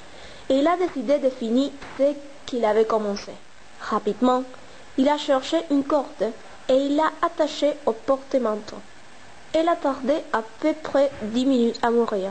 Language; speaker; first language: French; non-native, learner; Spanish